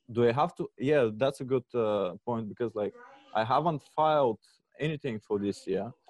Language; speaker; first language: English; non-native, fluent; Bulgarian